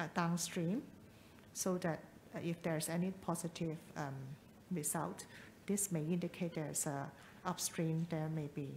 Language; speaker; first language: English; non-native, local second language; Chinese